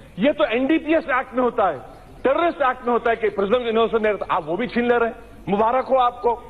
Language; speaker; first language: Hindi; non-native, local second language; Urdu